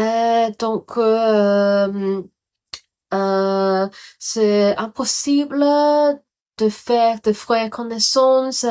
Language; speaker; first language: French; non-native, learner; Cantonese